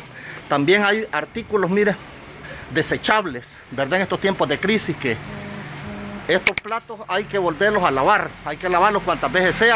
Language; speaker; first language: Spanish; native; Spanish